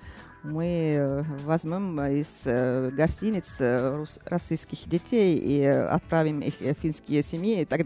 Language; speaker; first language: Russian; non-native, fluent; Finnish